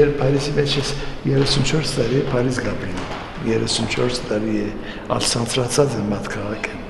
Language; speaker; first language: Armenian; early bilingual, heritage; Armenian